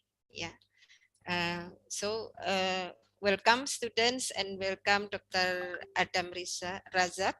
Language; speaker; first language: English; non-native, learner; Indonesian